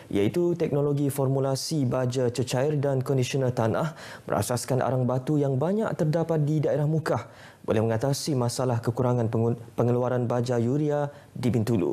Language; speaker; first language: Malay; native; Malay